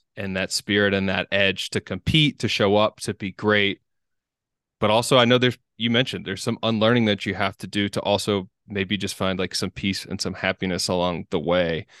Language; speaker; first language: English; native; English